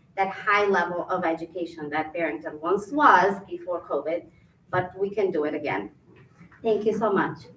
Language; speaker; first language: English; early bilingual, other home language; Albanian